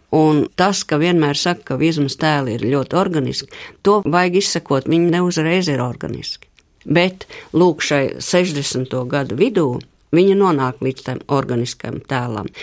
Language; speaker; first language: Latvian; native; Latvian